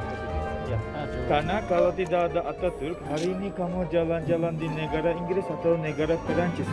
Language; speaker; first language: Indonesian; non-native, learner; Turkish